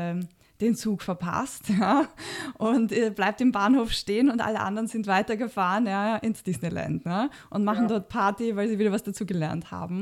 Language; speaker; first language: German; native; German